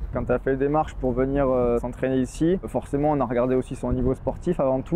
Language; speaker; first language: French; native; French